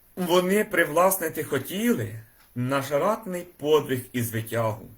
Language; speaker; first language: Ukrainian; native; Ukrainian